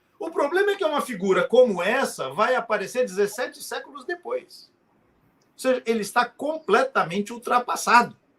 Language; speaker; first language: Portuguese; native; Portuguese